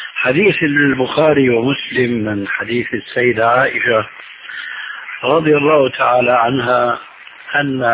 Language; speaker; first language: Arabic; early bilingual, other home language; Albanian